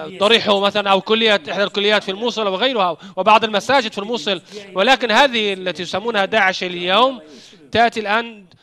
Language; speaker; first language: Arabic; non-native, fluent; Turkish